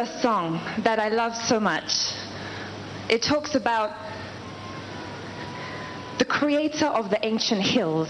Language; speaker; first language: English; native; English